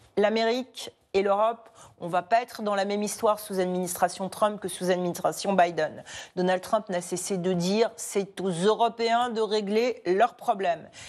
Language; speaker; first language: French; native; French